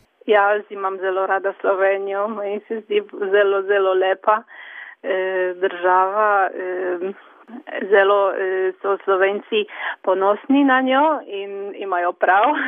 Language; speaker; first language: Slovenian; non-native, fluent; Polish